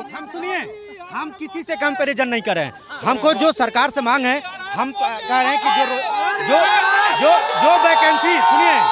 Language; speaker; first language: Hindi; native; Hindi